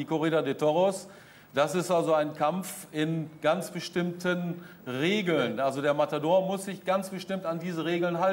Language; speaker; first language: German; native; German